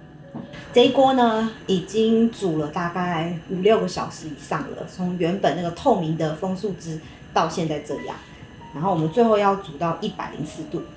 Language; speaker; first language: Chinese; native; Chinese